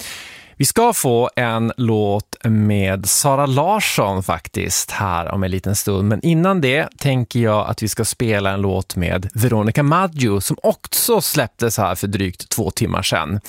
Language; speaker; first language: Swedish; native; Swedish